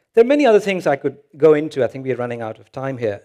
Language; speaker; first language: English; non-native, local second language; Hindi